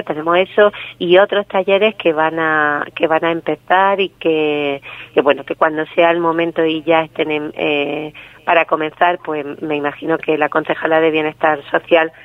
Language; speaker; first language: Spanish; native; Spanish